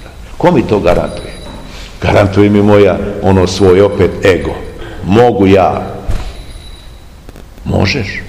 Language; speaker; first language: Serbian; native; Serbian